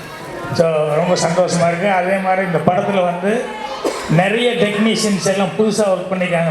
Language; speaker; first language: Tamil; native; Tamil